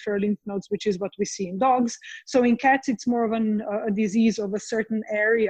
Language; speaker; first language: English; non-native, fluent; Slovenian